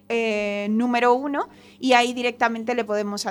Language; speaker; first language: Spanish; native; Spanish